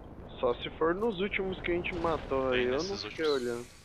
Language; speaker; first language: Portuguese; native; Portuguese